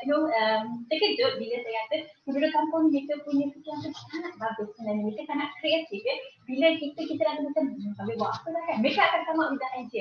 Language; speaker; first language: Malay; native; Malay